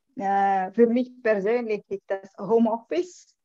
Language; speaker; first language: German; non-native, learner; Estonian